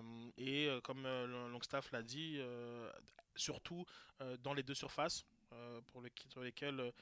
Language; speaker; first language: French; native; French